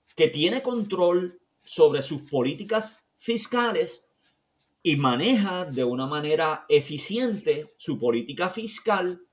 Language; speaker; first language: Spanish; native; Spanish